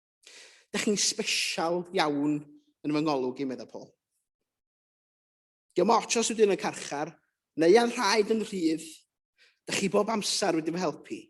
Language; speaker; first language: Welsh; native; Welsh